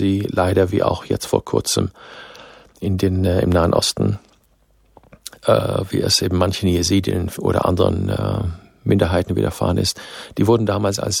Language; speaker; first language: German; non-native, fluent; Arabic